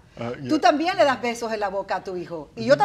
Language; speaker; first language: Spanish; native; Spanish